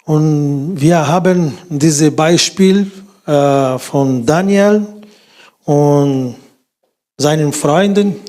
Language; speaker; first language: German; non-native, fluent; Portuguese